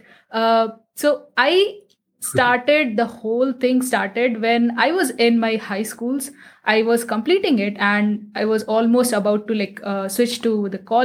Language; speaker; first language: English; non-native, local second language; Hindi